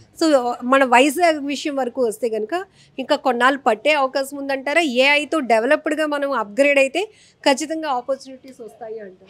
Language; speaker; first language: Telugu; native; Telugu